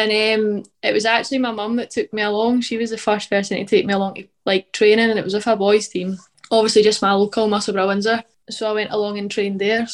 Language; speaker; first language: English; native; English